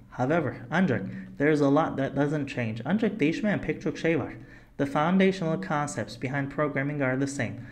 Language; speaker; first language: English; non-native, fluent; Turkish